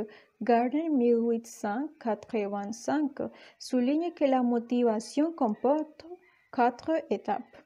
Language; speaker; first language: French; non-native, fluent; Spanish